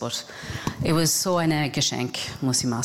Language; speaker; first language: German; non-native, learner; English